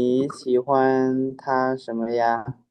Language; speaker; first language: Chinese; non-native, learner; Lao